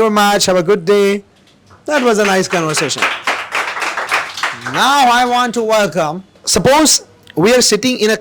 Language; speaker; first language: English; non-native, local second language; Hindi